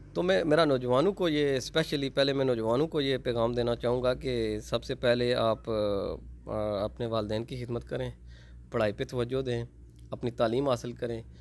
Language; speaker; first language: Urdu; non-native, local second language; Pahari-Potwari